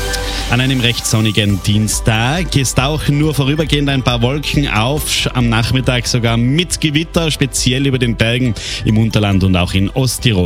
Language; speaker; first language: German; native; German